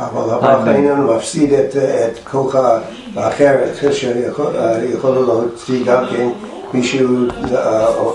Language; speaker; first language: Hebrew; non-native, fluent; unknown